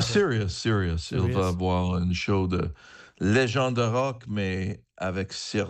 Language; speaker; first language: French; non-native, learner; English